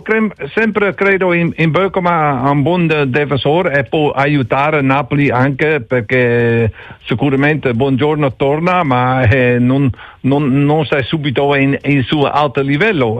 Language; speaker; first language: Italian; non-native, learner; Dutch